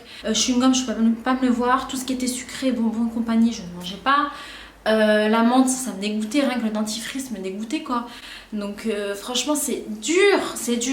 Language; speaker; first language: French; native; French